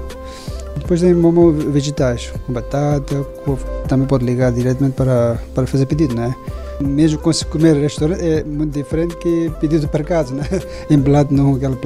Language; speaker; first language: Portuguese; non-native, learner; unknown